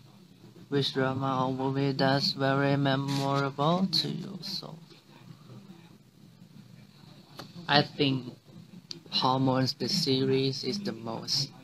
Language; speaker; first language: English; non-native, learner; Thai